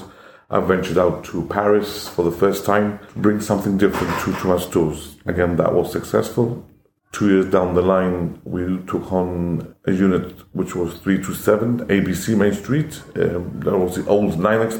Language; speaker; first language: English; non-native, fluent; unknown